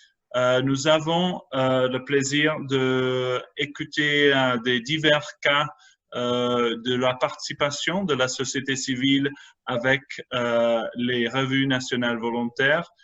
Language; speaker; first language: French; non-native, fluent; English